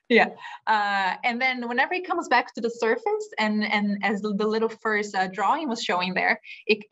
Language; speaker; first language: English; non-native, fluent; Portuguese